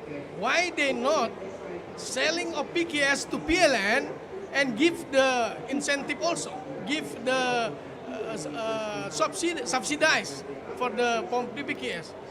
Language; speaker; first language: English; non-native, fluent; Indonesian